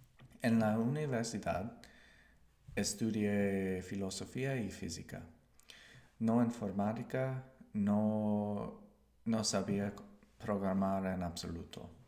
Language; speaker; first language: Spanish; non-native, learner; English